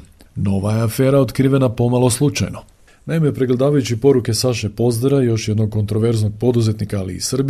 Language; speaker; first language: Croatian; native; Croatian